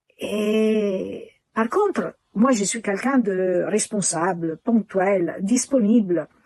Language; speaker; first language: French; non-native, fluent; Italian